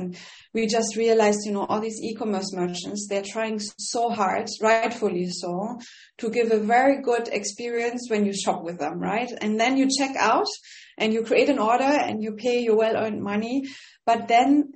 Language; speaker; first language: English; non-native, fluent; German